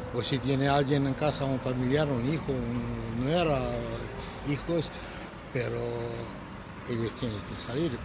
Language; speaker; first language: Spanish; non-native, learner; Romanian